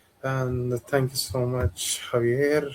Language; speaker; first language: Spanish; non-native, learner; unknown